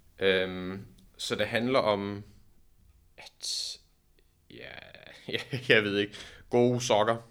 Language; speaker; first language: Danish; non-native, fluent; English